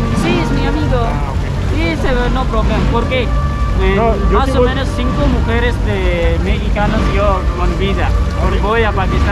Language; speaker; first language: Spanish; non-native, learner; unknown